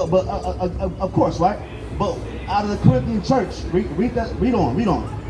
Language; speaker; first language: English; native; English